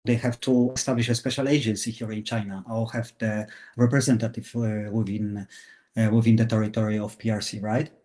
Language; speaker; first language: English; non-native, fluent; Chinese